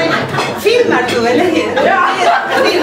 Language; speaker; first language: Swedish; non-native, fluent; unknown